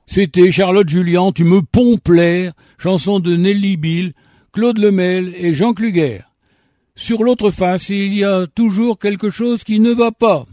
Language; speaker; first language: French; native; French